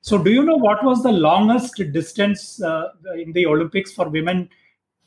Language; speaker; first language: English; non-native, local second language; Malayalam